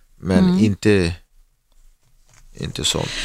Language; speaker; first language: Swedish; non-native, learner; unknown